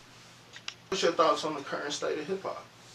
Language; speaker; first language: English; native; English